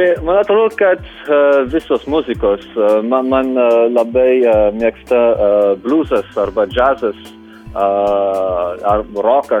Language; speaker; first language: Lithuanian; non-native, learner; French